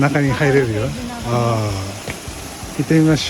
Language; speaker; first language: Japanese; native; Japanese